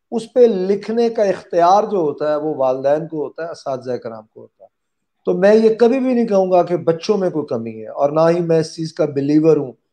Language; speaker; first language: Urdu; non-native, local second language; Punjabi